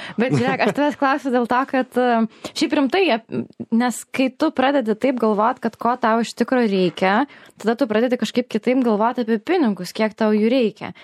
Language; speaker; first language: Lithuanian; native; Lithuanian